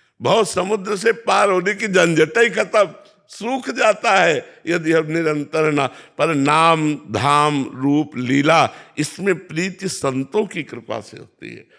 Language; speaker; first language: Hindi; native; Hindi